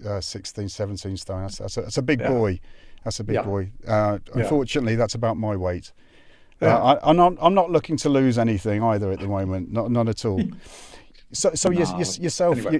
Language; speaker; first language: English; native; English